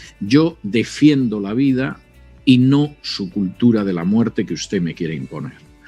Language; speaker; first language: Spanish; native; Spanish